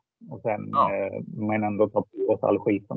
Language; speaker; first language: Swedish; native; Swedish